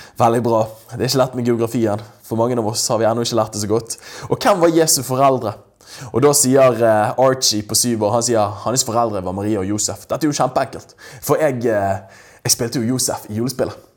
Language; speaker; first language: Norwegian; native; Norwegian